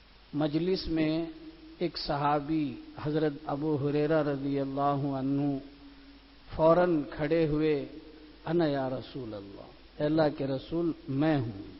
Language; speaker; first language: Urdu; native; Urdu